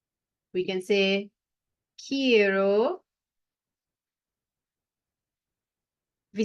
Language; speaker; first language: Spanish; non-native, fluent; English